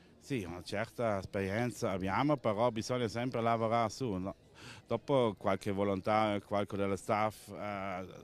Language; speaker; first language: Italian; non-native, local second language; German